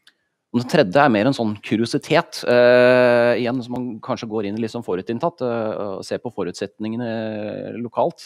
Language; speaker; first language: Norwegian; native; Norwegian